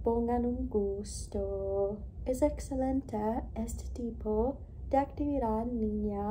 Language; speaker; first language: Spanish; non-native, learner; English